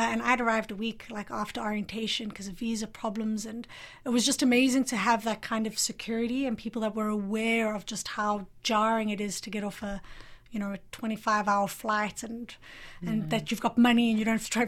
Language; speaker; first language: English; native; English